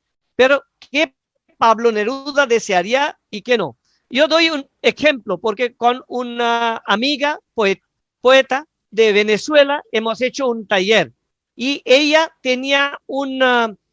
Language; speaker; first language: Spanish; non-native, fluent; Bangla